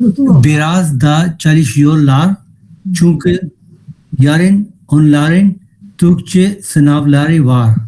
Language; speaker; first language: Turkish; non-native, learner; Urdu